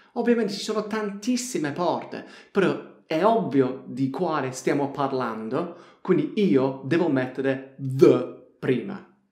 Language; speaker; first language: Italian; non-native, fluent; English